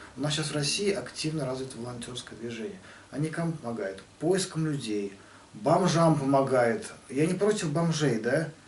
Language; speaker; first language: Russian; native; Russian